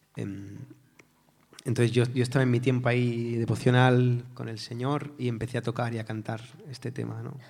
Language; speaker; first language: Spanish; native; Spanish